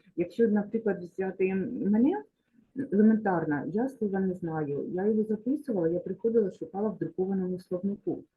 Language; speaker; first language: Ukrainian; non-native, local second language; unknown